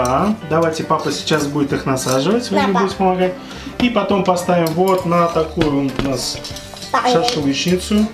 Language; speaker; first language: Russian; native; Russian